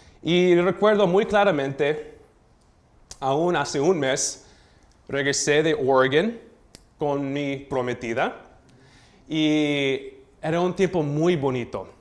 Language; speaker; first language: Spanish; early bilingual, heritage; Spanish